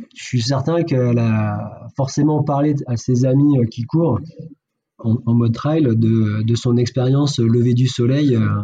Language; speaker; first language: French; native; French